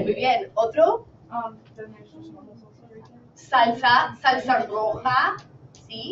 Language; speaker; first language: Spanish; non-native, fluent; English